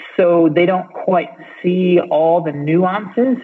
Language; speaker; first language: English; native; English